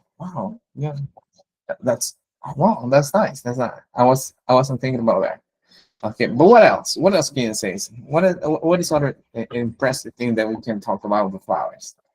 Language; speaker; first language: English; non-native, fluent; Spanish